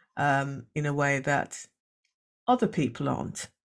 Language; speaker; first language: English; native; English